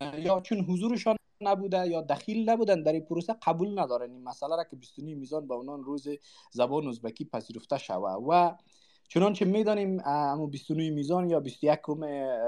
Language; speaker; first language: Persian; non-native, local second language; Uzbek